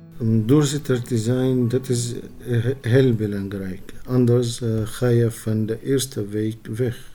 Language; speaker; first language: Dutch; non-native, learner; Arabic